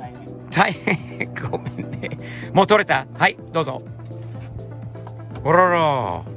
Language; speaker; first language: Japanese; native; Japanese